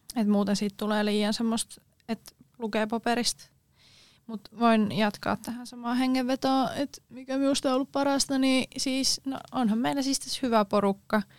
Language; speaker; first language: Finnish; native; Finnish